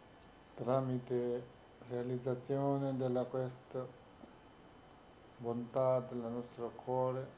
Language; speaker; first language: Italian; non-native, learner; Tibetan